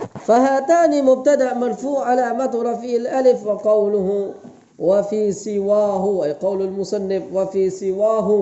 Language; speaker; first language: Arabic; non-native, fluent; Indonesian